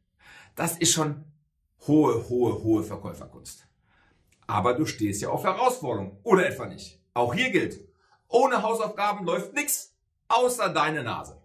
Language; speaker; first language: German; native; German